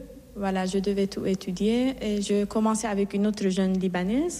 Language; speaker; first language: French; non-native, fluent; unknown